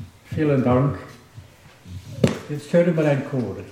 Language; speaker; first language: German; non-native, learner; Romanian